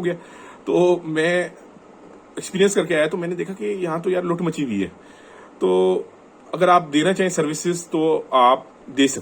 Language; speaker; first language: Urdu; non-native, local second language; Punjabi